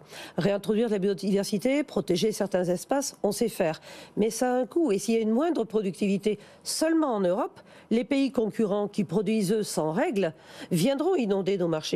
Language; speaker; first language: French; native; French